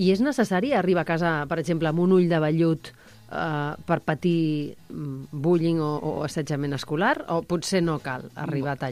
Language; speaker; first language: Catalan; native; Catalan